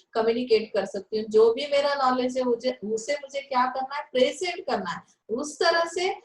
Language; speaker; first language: Hindi; non-native, local second language; Marathi